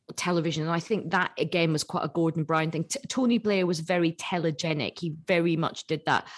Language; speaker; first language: English; native; English